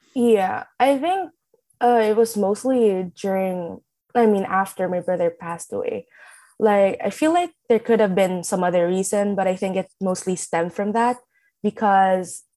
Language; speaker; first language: English; non-native, local second language; Filipino